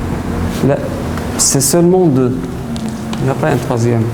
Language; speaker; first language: French; non-native, fluent; Arabic